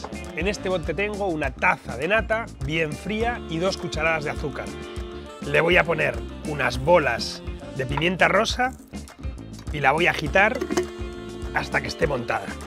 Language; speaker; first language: Spanish; native; Spanish